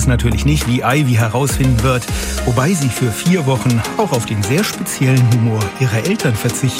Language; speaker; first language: German; native; German